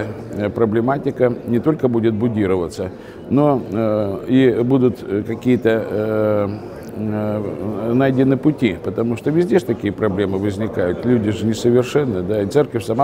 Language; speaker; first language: Russian; native; Russian